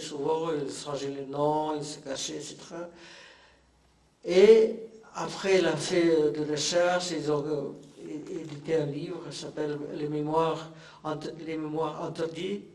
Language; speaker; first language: French; non-native, fluent; Indonesian